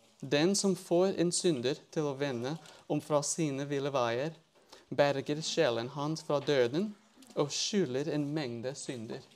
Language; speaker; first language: Norwegian; non-native, fluent; English